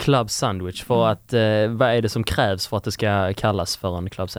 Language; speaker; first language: Swedish; native; Swedish